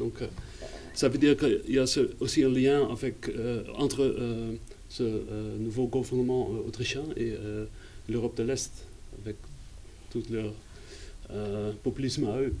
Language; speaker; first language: French; non-native, fluent; Dutch